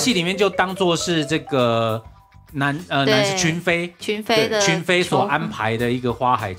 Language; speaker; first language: Chinese; native; Chinese